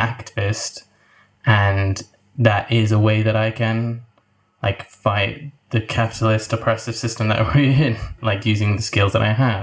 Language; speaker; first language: English; native; English